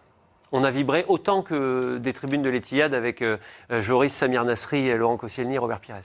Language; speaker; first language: French; native; French